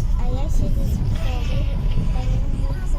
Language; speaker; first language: Polish; native; Polish